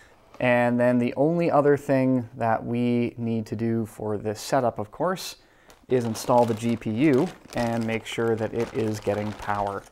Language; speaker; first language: English; native; English